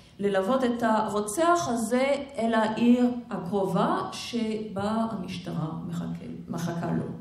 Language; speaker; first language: Hebrew; non-native, fluent; French